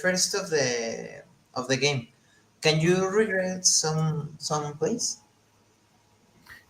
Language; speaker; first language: English; non-native, learner; Spanish